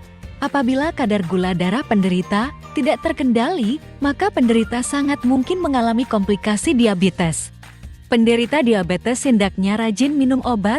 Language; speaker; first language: Indonesian; native; Indonesian